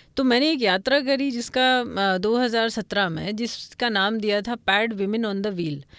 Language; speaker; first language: Hindi; non-native, local second language; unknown